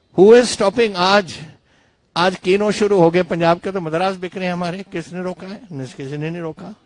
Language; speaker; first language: Hindi; non-native, local second language; Punjabi